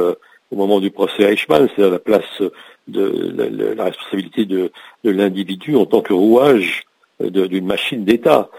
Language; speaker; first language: French; native; French